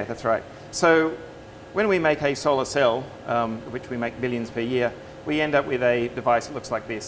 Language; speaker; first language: English; native; English